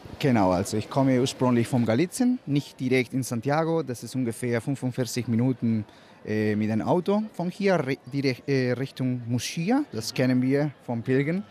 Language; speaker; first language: German; non-native, fluent; Spanish